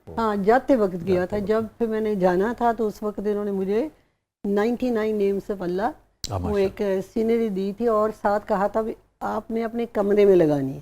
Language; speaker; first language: Urdu; early bilingual, heritage; Urdu